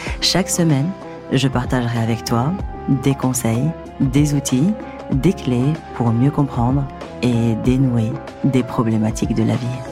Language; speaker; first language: French; native; French